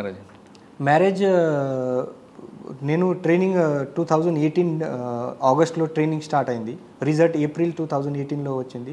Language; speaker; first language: Telugu; non-native, learner; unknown